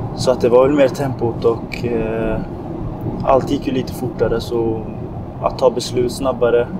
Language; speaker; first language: Swedish; early bilingual, other home language; Arabic